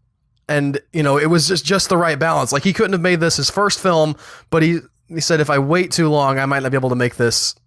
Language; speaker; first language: English; native; English